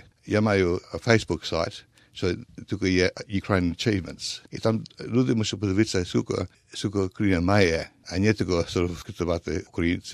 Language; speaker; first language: Ukrainian; early bilingual, heritage; Ukrainian